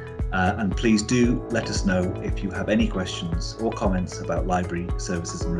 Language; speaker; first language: English; native; English